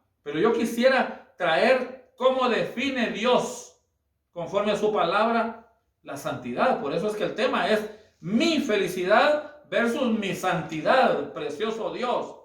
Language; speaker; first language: Spanish; native; Spanish